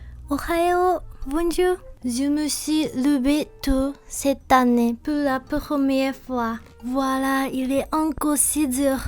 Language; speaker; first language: French; non-native, learner; Japanese